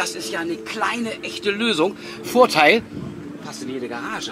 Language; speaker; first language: German; native; German